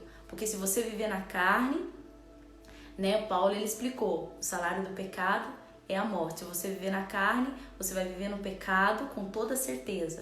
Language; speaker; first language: Portuguese; native; Portuguese